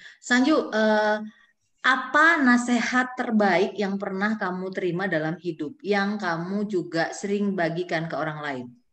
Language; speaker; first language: Indonesian; native; Indonesian